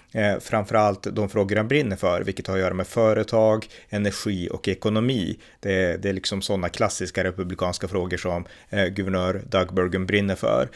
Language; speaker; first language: Swedish; native; Swedish